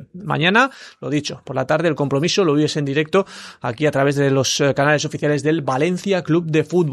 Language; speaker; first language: Spanish; native; Spanish